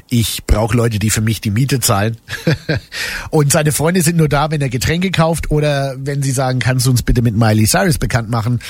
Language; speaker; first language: German; native; German